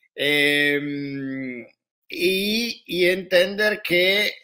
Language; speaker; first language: Spanish; non-native, learner; Italian